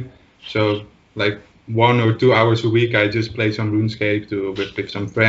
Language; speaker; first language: English; non-native, fluent; Dutch